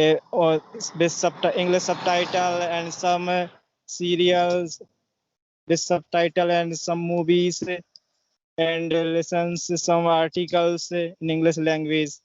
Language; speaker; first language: English; non-native, learner; Hindi